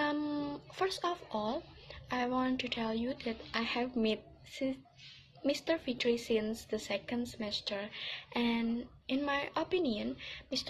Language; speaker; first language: English; non-native, learner; Indonesian